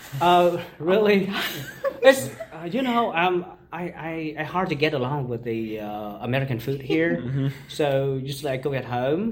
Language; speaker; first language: English; non-native, learner; Vietnamese